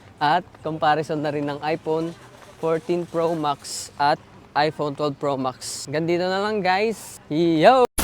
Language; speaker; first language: Filipino; native; Filipino